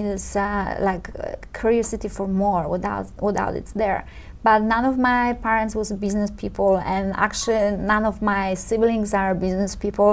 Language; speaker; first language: English; non-native, fluent; Polish